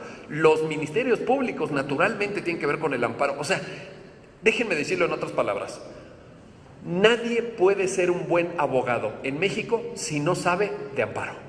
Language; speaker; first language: Spanish; native; Spanish